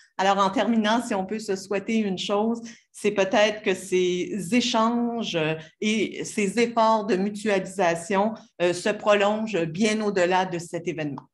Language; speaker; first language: French; native; French